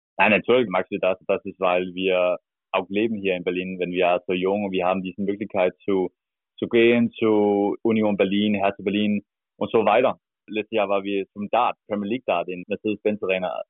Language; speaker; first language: German; non-native, learner; Danish